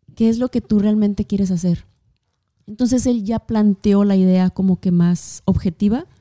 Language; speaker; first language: Spanish; native; Spanish